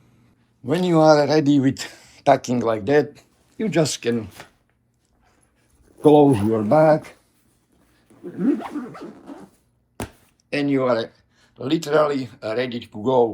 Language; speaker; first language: English; non-native, learner; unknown